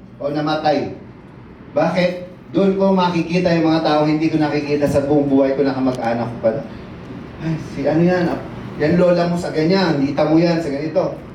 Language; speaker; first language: Filipino; native; Filipino